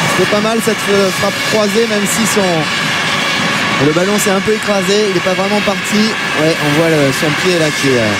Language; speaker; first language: French; native; French